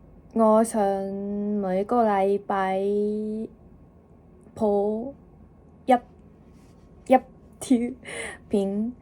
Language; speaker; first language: Cantonese; non-native, learner; Japanese